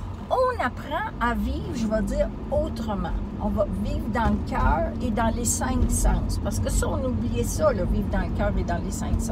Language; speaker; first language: French; native; French